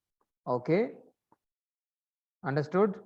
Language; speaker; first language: English; non-native, learner; Arabic